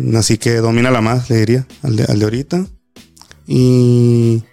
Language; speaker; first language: Spanish; native; Spanish